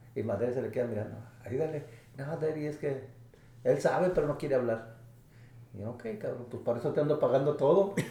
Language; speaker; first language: Spanish; early bilingual, other home language; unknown